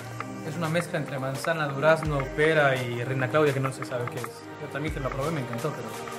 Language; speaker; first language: Spanish; native; Spanish